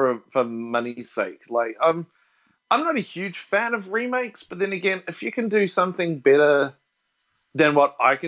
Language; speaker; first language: English; native; English